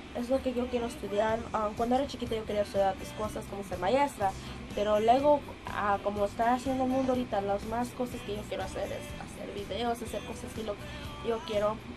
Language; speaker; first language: Spanish; early bilingual, heritage; Spanish